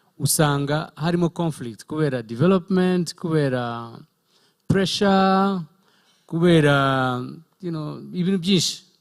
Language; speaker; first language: Kinyarwanda; early bilingual, heritage; Kinyarwanda